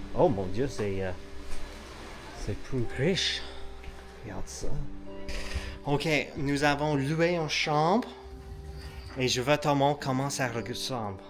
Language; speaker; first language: French; non-native, learner; English